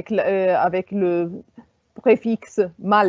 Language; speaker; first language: French; non-native, fluent; Arabic